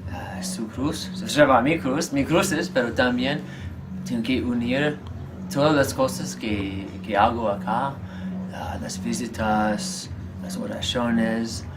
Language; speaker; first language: Spanish; non-native, fluent; English